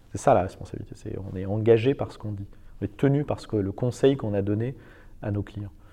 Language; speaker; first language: French; non-native, fluent; Persian